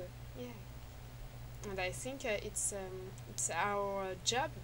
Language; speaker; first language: English; non-native, learner; French